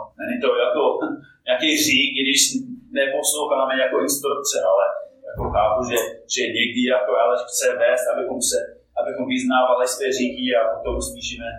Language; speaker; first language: Czech; non-native, fluent; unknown